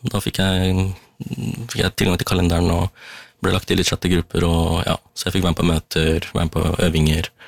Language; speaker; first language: Norwegian; early bilingual, other home language; Tamil